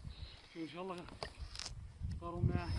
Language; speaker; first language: Arabic; native; Arabic